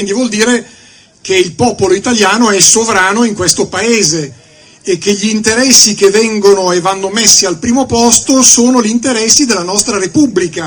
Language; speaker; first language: Italian; native; Italian